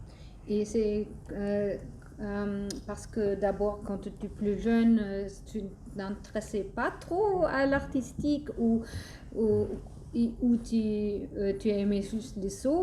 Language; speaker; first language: French; non-native, fluent; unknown